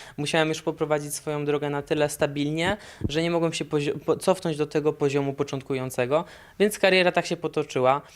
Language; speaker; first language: Polish; native; Polish